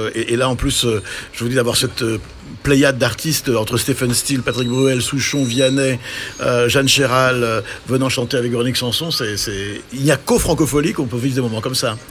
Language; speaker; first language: French; native; French